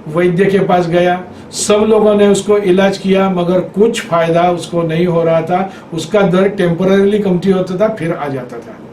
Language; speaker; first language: Hindi; non-native, local second language; Marathi